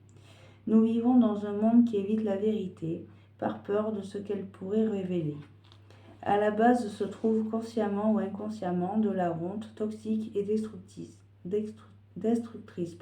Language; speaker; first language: French; native; French